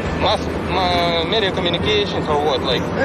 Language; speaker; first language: English; non-native, fluent; Russian